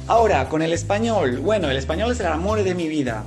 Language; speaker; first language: Spanish; non-native, fluent; Greek